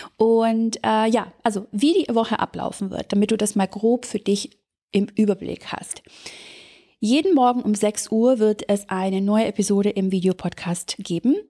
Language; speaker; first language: German; early bilingual, other home language; Serbian